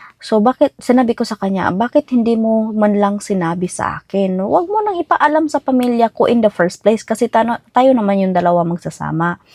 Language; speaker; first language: Filipino; non-native, local second language; Cebuano